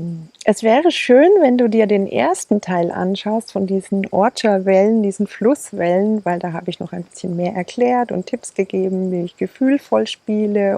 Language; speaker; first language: German; native; German